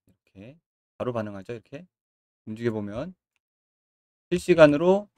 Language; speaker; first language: Korean; native; Korean